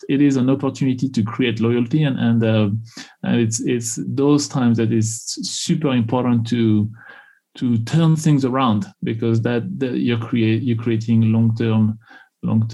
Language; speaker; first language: English; non-native, fluent; French